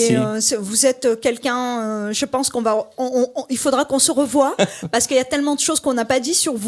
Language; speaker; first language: French; native; French